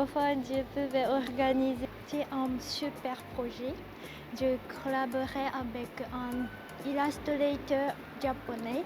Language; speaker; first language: French; non-native, learner; Japanese